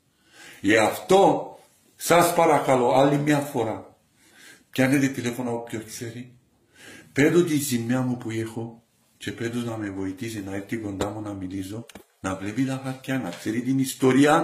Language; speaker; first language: Greek; non-native, learner; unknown